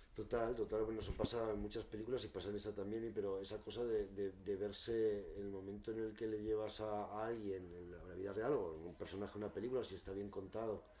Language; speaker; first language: Spanish; native; Spanish